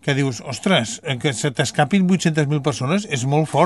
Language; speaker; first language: Catalan; native; Catalan